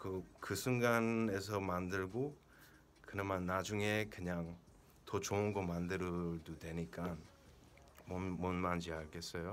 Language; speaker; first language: Korean; early bilingual, heritage; Korean